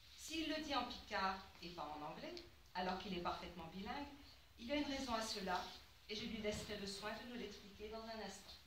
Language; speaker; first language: French; native; French